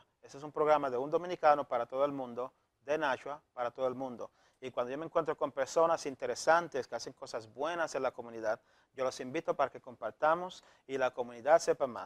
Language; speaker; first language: Spanish; native; Spanish